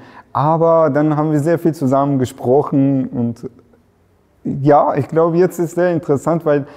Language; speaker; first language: German; non-native, fluent; Persian